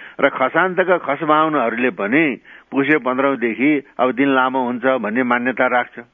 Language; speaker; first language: Nepali; non-native, local second language; Gurung